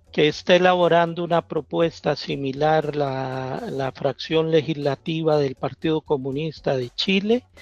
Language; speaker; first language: Spanish; native; Spanish